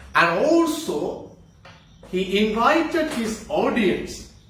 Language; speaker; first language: English; non-native, local second language; Tamil